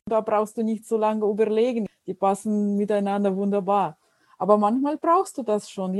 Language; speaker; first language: German; non-native, fluent; Russian